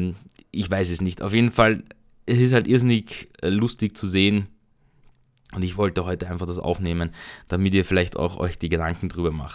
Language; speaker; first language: German; native; German